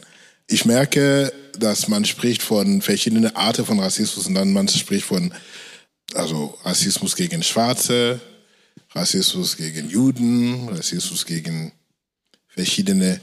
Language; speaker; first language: German; non-native, fluent; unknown